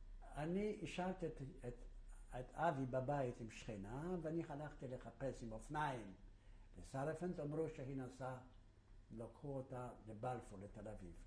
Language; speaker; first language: Hebrew; non-native, fluent; Yiddish